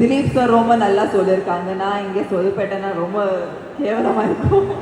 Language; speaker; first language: Tamil; non-native, fluent; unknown